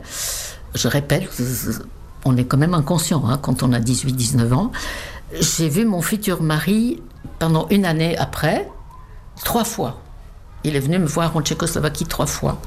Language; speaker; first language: French; non-native, fluent; Czech